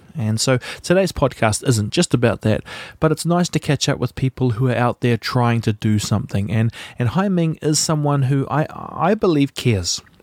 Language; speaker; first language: English; native; English